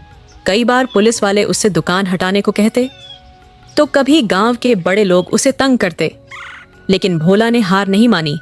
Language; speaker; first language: Hindi; native; Hindi